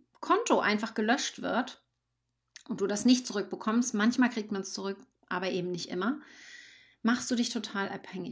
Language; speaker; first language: German; native; German